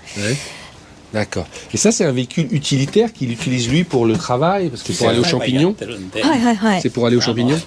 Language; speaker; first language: French; native; French